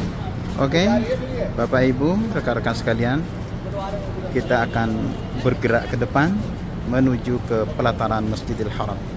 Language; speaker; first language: Indonesian; native; Indonesian